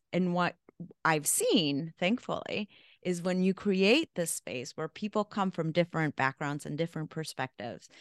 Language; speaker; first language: English; non-native, fluent; Spanish